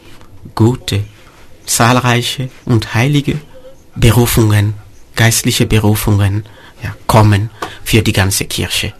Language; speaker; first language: German; non-native, fluent; Mossi